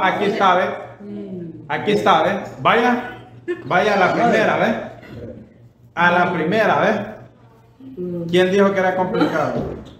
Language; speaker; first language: Spanish; native; Spanish